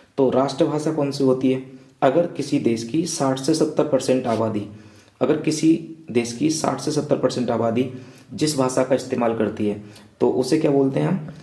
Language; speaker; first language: Hindi; native; Hindi